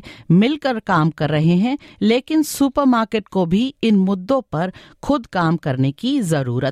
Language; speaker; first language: Hindi; native; Hindi